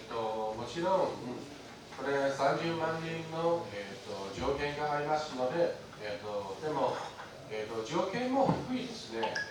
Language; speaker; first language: Japanese; non-native, learner; Chinese